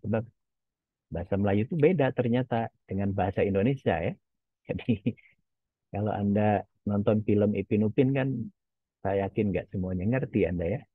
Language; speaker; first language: Indonesian; non-native, local second language; Javanese